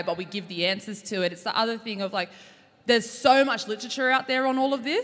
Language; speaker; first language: English; native; English